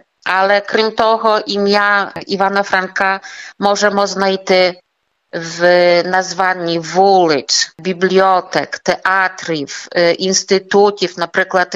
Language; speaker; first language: Ukrainian; early bilingual, heritage; Ukrainian